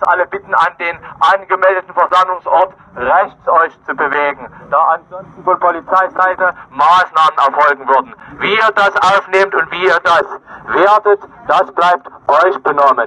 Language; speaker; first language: German; native; German